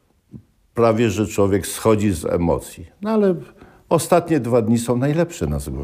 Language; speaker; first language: Polish; native; Polish